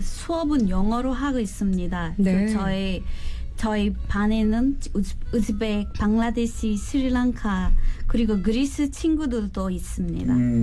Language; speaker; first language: Korean; non-native, fluent; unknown